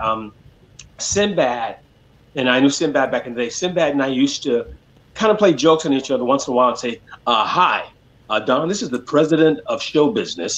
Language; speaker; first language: English; native; English